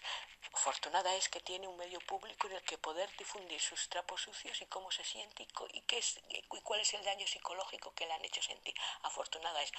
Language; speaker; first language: Spanish; native; Spanish